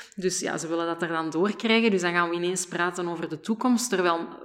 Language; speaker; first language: Dutch; native; Dutch